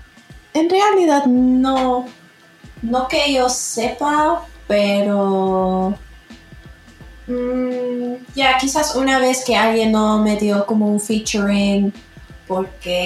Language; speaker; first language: Spanish; early bilingual, heritage; Spanish